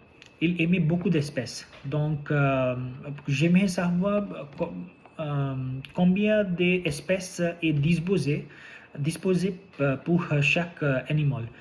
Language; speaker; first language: French; non-native, learner; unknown